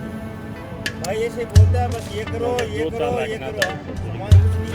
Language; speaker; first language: Hindi; non-native, learner; Indonesian